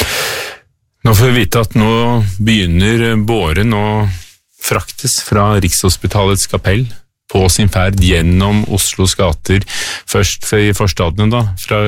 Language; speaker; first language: Norwegian; native; Norwegian